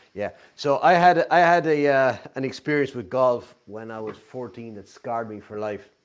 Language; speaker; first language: English; native; English